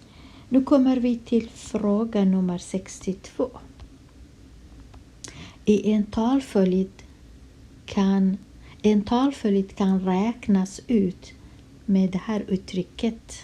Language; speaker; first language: Swedish; non-native, fluent; Kurdish